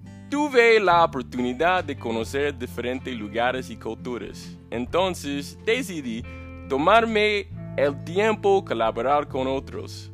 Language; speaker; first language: Spanish; non-native, learner; English